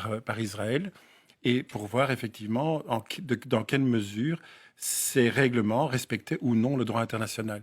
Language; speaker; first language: French; native; French